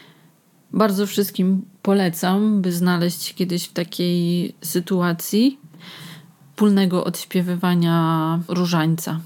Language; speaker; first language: Polish; native; Polish